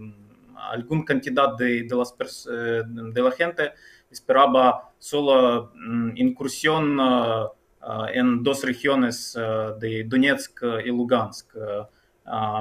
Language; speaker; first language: Spanish; non-native, fluent; Ukrainian